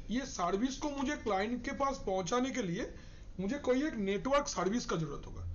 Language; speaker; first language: Hindi; non-native, local second language; Bangla